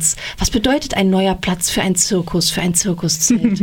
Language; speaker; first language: German; native; German